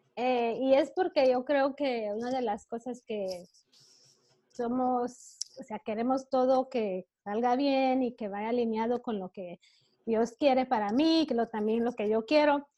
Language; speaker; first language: Spanish; native; Spanish